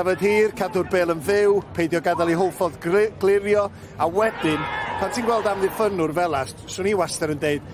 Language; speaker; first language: Welsh; native; Welsh